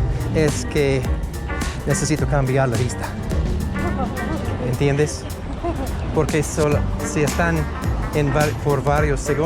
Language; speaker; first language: Spanish; non-native, learner; English